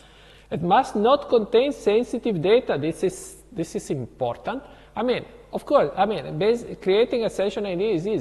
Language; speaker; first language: English; non-native, fluent; Italian